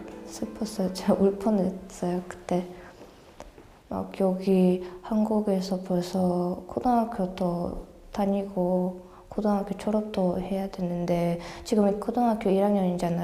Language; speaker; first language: Korean; non-native, fluent; Russian